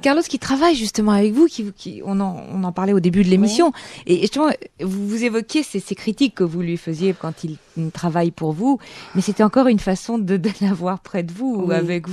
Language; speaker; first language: French; native; French